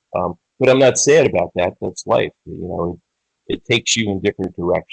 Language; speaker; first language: English; native; English